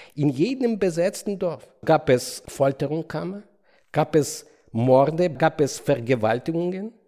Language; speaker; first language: German; non-native, fluent; Ukrainian